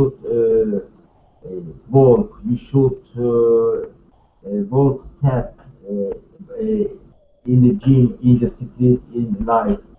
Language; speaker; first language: English; non-native, learner; Turkish